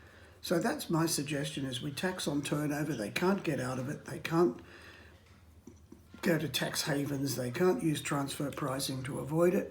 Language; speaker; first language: English; native; English